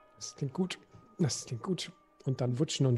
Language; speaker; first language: German; native; German